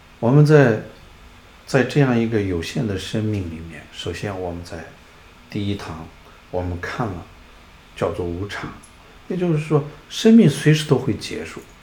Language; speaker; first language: Chinese; non-native, local second language; Tibetan